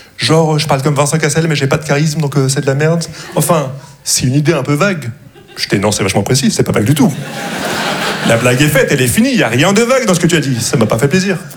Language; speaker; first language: French; early bilingual, other home language; Arabic